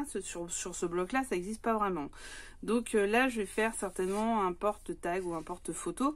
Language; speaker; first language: French; native; French